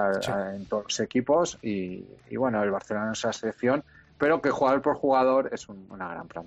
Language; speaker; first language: Spanish; native; Spanish